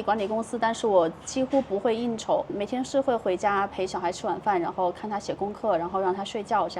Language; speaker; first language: Chinese; native; Chinese